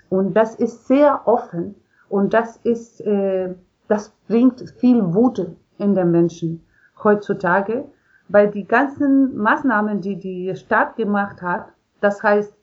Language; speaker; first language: German; non-native, learner; Spanish